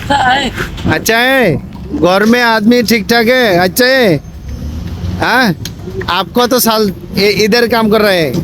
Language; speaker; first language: Hindi; non-native, learner; Bangla